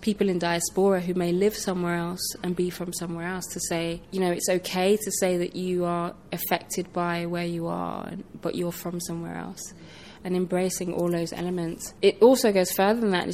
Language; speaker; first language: English; native; English